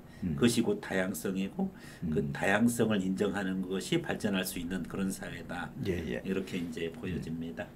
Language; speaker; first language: Korean; native; Korean